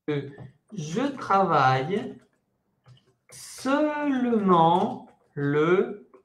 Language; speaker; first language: French; non-native, fluent; Spanish